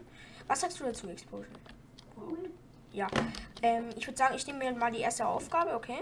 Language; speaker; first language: German; native; German